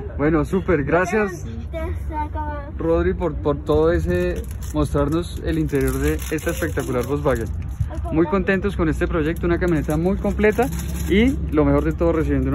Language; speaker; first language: Spanish; native; Spanish